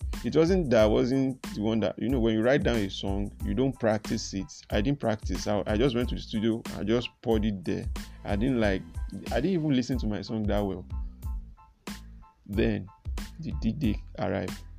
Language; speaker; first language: English; non-native, local second language; Yoruba